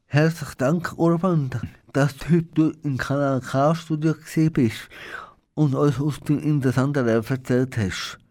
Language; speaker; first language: German; native; German